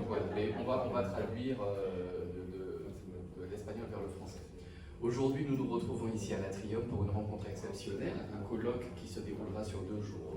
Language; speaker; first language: French; native; French